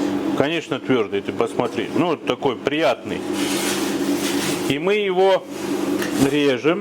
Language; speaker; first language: Russian; native; Russian